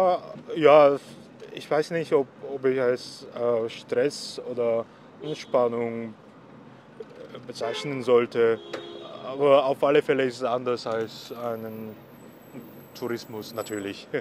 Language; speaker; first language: German; non-native, fluent; Korean